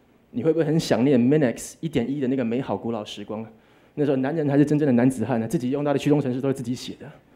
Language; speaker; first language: Chinese; native; Chinese